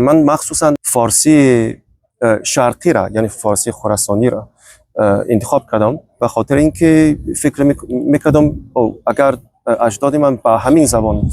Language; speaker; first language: Persian; non-native, fluent; Chinese